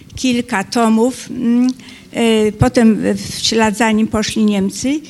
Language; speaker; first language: Polish; native; Polish